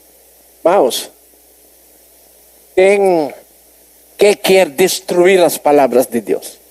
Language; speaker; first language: Portuguese; non-native, learner; Filipino